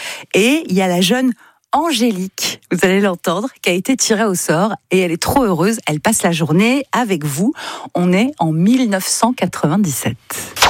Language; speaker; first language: French; native; French